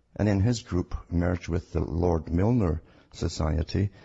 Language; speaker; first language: English; native; English